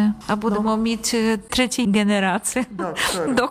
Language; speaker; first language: Czech; non-native, learner; Ukrainian